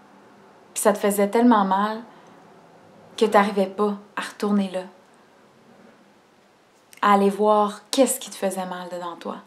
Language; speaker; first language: French; native; French